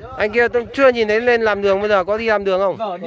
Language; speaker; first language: Vietnamese; native; Vietnamese